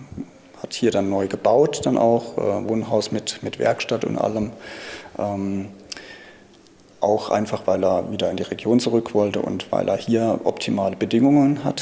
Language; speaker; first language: German; native; German